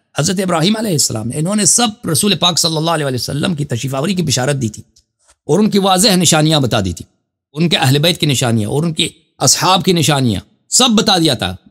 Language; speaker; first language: Urdu; non-native, fluent; Persian